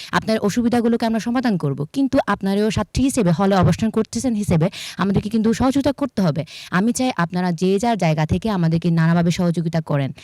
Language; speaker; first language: Bangla; non-native, local second language; Chakma